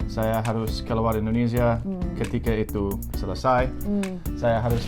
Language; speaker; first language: Indonesian; non-native, learner; English